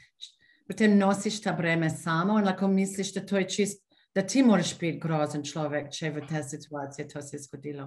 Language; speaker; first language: Slovenian; non-native, fluent; English